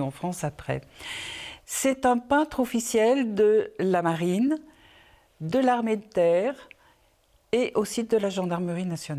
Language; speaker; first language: French; native; French